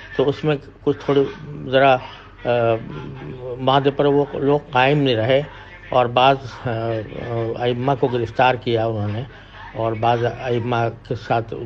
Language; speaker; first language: Urdu; native; Urdu